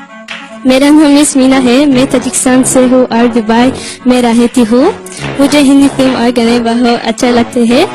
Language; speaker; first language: Hindi; non-native, learner; Tajik